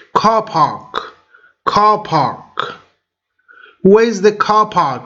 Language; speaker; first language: English; non-native, fluent; Persian